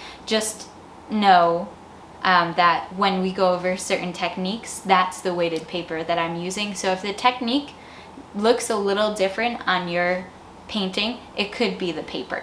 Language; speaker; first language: English; native; English